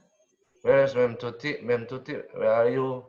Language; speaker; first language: English; non-native, learner; Indonesian